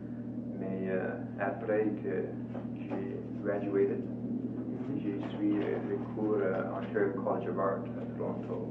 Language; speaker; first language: French; non-native, local second language; English